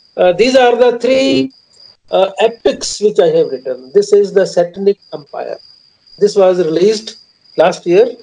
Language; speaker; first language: English; non-native, local second language; Punjabi